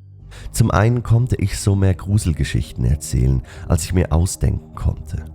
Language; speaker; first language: German; native; German